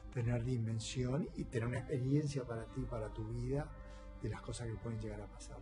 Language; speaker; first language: Spanish; native; Spanish